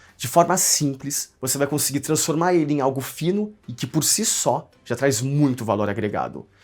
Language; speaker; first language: Portuguese; native; Portuguese